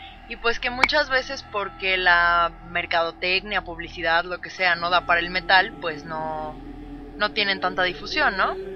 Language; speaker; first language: Spanish; native; Spanish